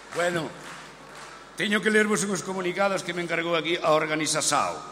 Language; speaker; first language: Spanish; non-native, local second language; Galician